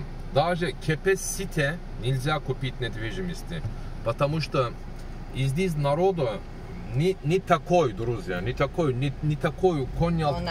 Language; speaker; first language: Russian; non-native, learner; Turkish